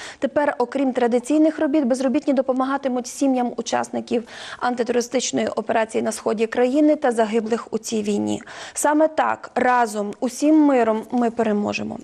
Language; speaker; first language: Ukrainian; native; Ukrainian